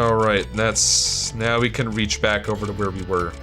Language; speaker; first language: English; native; English